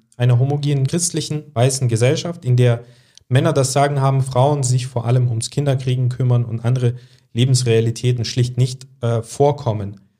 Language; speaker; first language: German; early bilingual, other home language; Russian